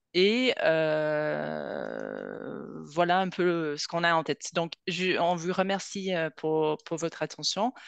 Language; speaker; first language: French; native; French